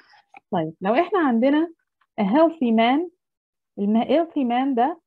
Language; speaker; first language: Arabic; native; Arabic